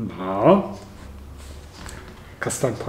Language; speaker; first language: Portuguese; non-native, learner; Turkish